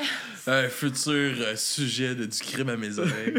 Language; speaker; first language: French; native; French